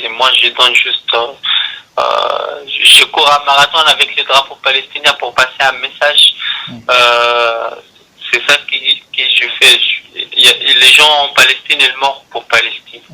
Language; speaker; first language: French; non-native, learner; Arabic